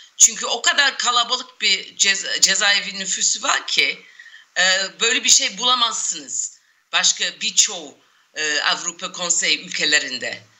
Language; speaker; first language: Turkish; non-native, fluent; English